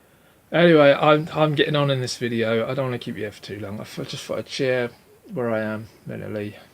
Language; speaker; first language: English; native; English